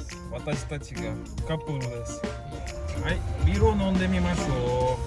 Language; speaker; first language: Japanese; non-native, learner; Russian